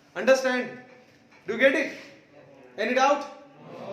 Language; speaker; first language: Hindi; non-native, local second language; Marathi